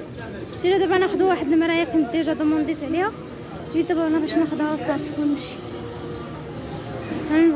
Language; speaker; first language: Arabic; native; Arabic